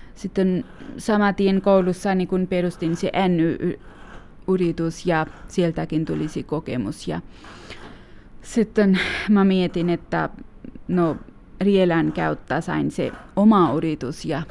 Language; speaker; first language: Finnish; non-native, fluent; Urdu